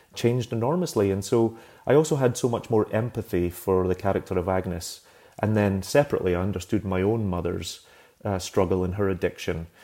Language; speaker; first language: English; native; English